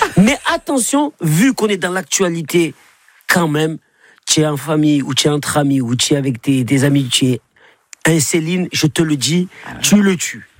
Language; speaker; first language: French; native; French